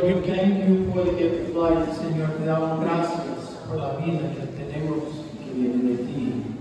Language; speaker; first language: Spanish; early bilingual, heritage; Spanish